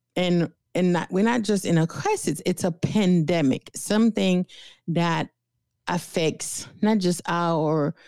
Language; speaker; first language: English; non-native, fluent; Haitian Creole